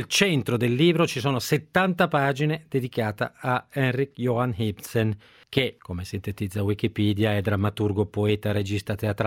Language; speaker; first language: Italian; native; Italian